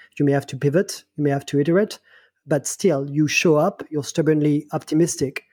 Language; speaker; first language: English; non-native, fluent; French